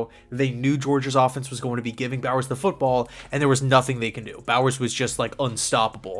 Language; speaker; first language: English; native; English